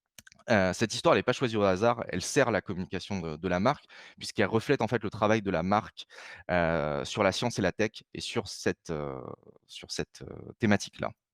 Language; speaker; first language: French; native; French